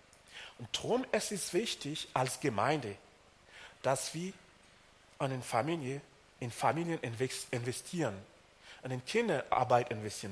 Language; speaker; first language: German; non-native, fluent; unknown